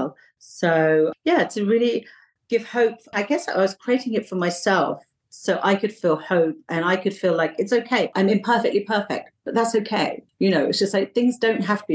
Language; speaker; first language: English; native; English